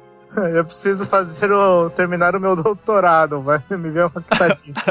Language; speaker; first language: Portuguese; native; Portuguese